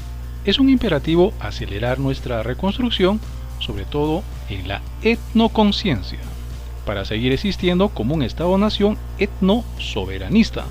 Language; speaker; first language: Spanish; native; Spanish